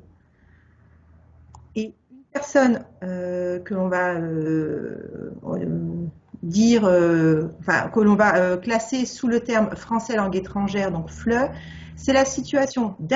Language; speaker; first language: French; native; French